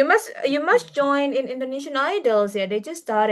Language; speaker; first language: English; non-native, fluent; Indonesian